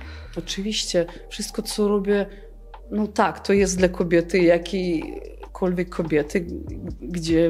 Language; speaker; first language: Polish; non-native, fluent; Belarusian